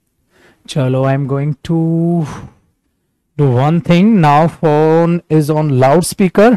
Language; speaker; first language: English; non-native, local second language; Hindi